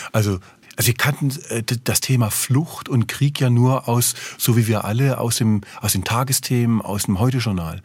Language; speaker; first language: German; native; German